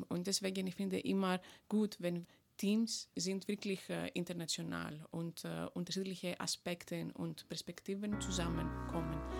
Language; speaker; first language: German; non-native, fluent; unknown